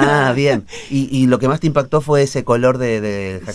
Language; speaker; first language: Spanish; native; Spanish